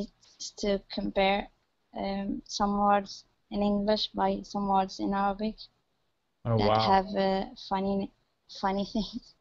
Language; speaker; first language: English; non-native, learner; Arabic